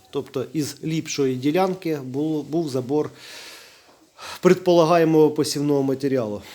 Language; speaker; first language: Ukrainian; native; Ukrainian